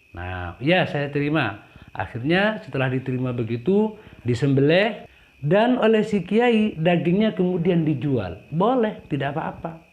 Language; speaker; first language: Indonesian; non-native, local second language; Madurese